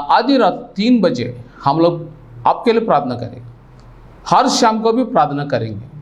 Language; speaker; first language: Hindi; non-native, local second language; Telugu